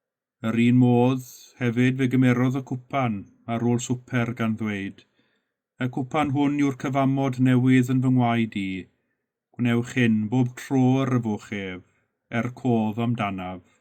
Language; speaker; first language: Welsh; native; Welsh